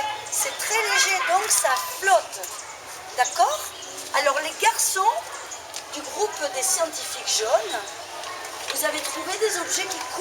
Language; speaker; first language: French; native; French